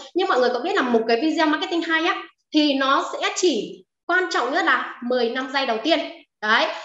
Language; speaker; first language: Vietnamese; non-native, local second language; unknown